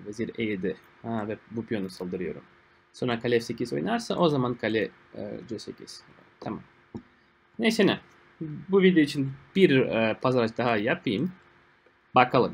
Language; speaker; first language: Turkish; non-native, fluent; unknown